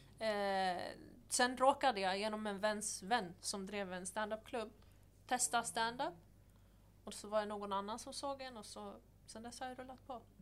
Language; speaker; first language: Swedish; early bilingual, other home language; Persian